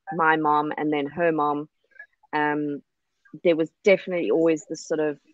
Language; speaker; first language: English; native; English